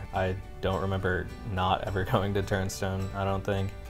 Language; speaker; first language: English; native; English